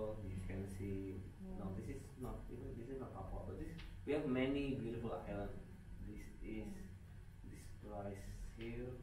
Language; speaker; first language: English; non-native, fluent; Indonesian